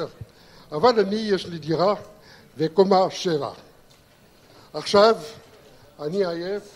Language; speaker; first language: Hebrew; non-native, learner; French